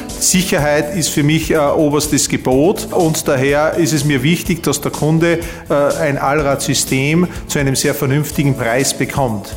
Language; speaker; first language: German; native; German